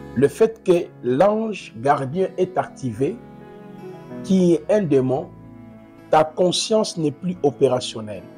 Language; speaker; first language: French; non-native, local second language; Lingala